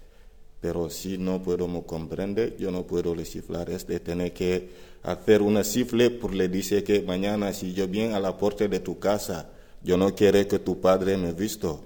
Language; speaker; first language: Spanish; non-native, learner; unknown